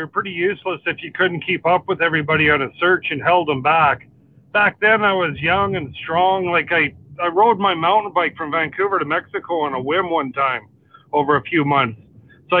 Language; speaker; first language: English; native; English